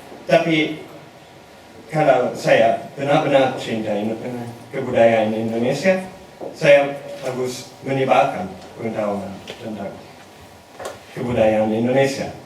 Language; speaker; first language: Indonesian; non-native, learner; German